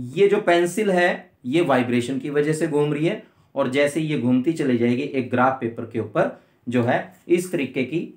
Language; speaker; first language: Hindi; native; Hindi